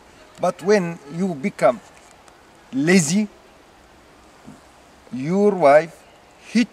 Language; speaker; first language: English; non-native, learner; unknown